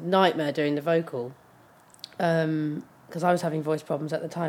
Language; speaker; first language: English; native; English